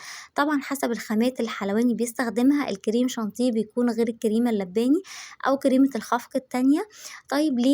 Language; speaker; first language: Arabic; native; Arabic